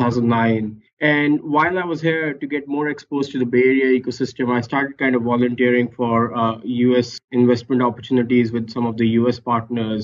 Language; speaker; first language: English; non-native, local second language; Hindi